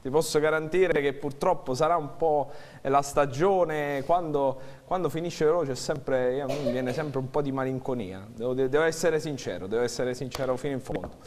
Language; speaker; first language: Italian; native; Italian